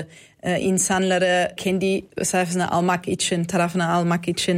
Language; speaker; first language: Turkish; non-native, fluent; German